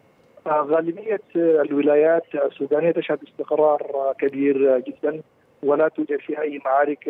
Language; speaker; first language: Arabic; native; Arabic